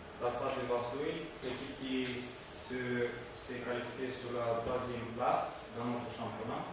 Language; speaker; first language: French; non-native, learner; Romanian